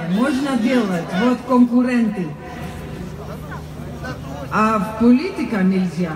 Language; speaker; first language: Russian; non-native, learner; Dutch